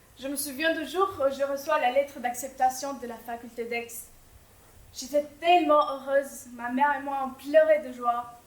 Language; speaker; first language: French; non-native, fluent; Albanian